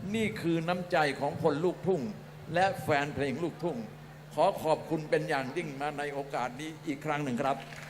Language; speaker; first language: Thai; native; Thai